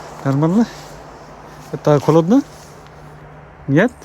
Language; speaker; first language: Russian; non-native, learner; Bangla